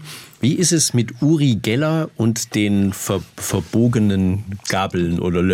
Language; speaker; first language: German; native; German